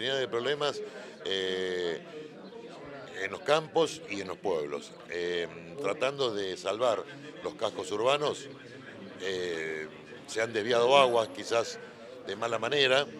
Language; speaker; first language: Spanish; native; Spanish